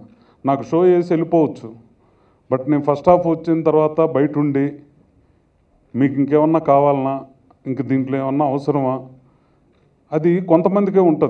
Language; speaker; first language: Telugu; native; Telugu